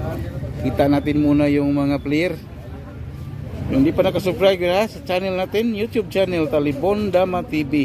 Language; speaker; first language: Filipino; non-native, local second language; Cebuano